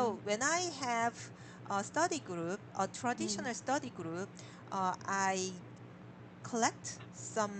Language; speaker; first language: English; non-native, learner; Korean